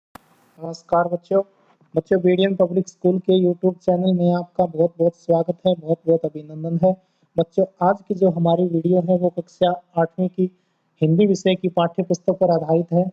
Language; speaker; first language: Hindi; native; Hindi